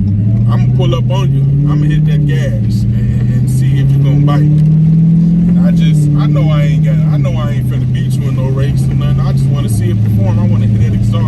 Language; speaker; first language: English; native; English